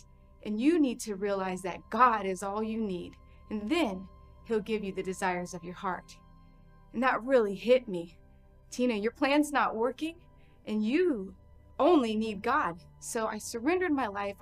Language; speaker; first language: English; native; English